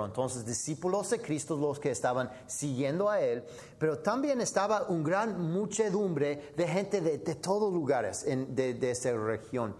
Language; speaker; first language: Spanish; non-native, fluent; English